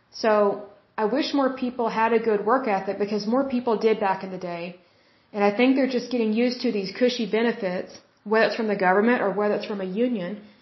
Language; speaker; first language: English; native; English